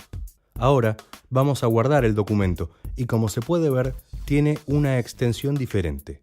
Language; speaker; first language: Spanish; native; Spanish